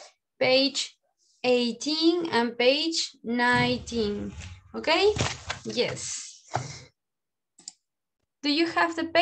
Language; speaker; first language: English; non-native, learner; Spanish